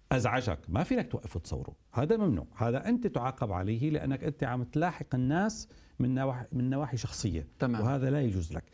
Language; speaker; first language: Arabic; native; Arabic